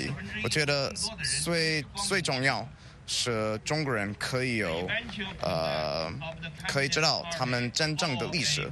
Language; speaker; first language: Chinese; non-native, learner; English